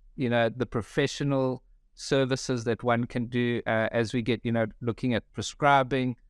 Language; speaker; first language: English; native; English